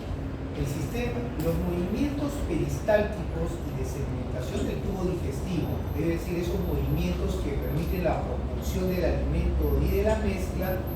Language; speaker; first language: Spanish; native; Spanish